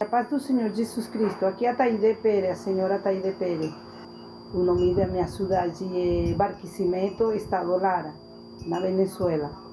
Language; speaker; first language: Portuguese; non-native, fluent; Spanish